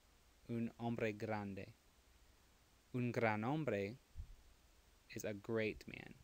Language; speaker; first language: Spanish; non-native, fluent; English